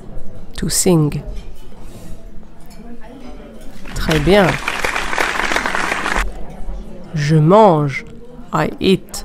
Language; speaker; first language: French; non-native, fluent; English